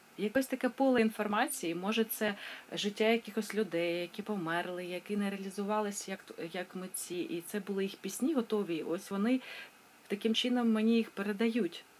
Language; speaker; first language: Ukrainian; non-native, local second language; Russian